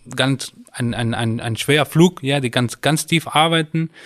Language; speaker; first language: German; non-native, fluent; Spanish